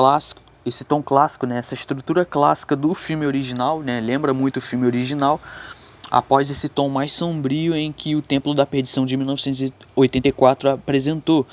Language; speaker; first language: Portuguese; native; Portuguese